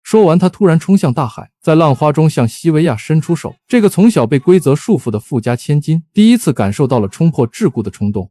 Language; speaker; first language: Chinese; native; Chinese